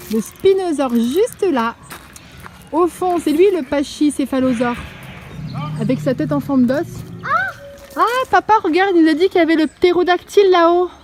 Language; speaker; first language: French; native; French